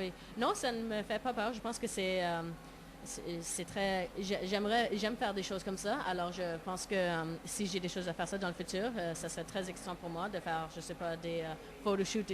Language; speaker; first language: French; non-native, local second language; English